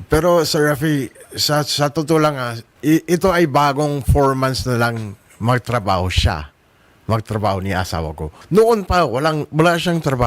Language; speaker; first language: Filipino; non-native, learner; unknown